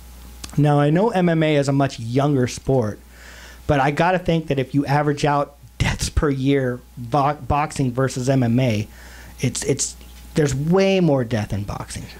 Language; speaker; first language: English; native; English